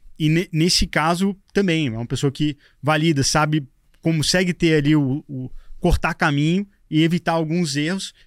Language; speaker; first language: Portuguese; native; Portuguese